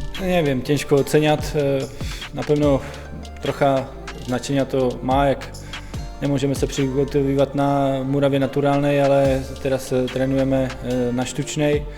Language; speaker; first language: Polish; non-native, learner; Czech